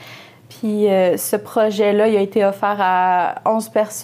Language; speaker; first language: French; native; French